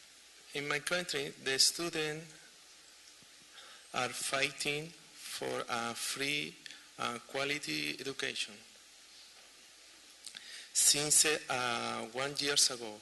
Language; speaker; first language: English; non-native, learner; Spanish